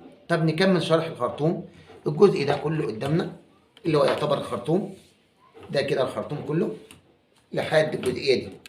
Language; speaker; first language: Arabic; native; Arabic